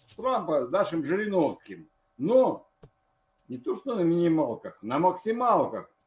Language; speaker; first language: Russian; native; Russian